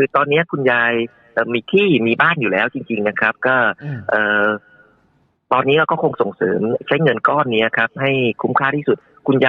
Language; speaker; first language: Thai; native; Thai